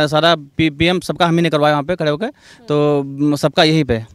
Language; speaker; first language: Hindi; native; Hindi